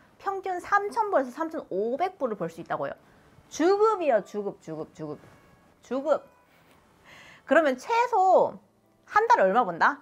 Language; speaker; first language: Korean; native; Korean